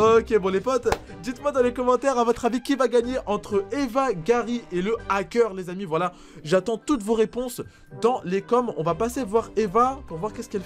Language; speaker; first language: French; native; French